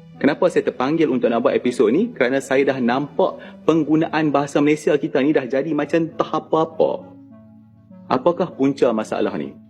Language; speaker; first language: Malay; native; Malay